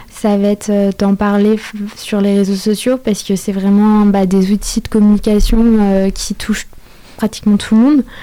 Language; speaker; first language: French; native; French